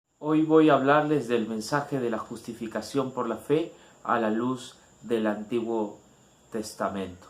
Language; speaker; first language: Spanish; native; Spanish